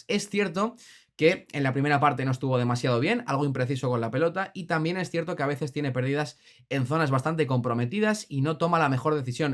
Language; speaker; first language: Spanish; native; Spanish